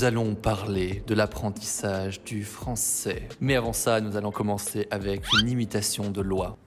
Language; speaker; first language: French; native; French